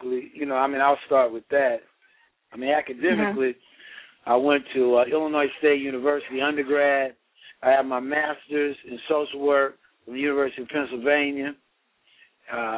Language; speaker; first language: English; native; English